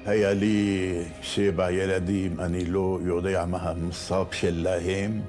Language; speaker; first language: Hebrew; non-native, fluent; Arabic